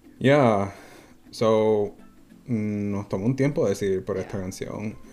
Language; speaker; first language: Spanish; native; Spanish